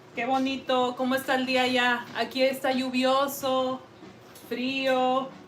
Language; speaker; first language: Spanish; early bilingual, heritage; Spanish